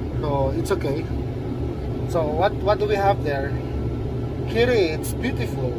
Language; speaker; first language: English; non-native, local second language; Filipino